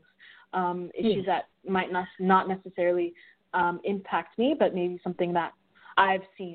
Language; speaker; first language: English; native; English